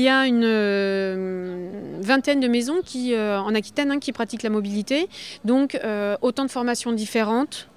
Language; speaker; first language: French; native; French